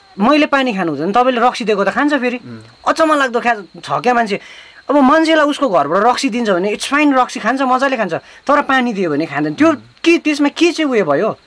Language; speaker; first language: Nepali; native; Nepali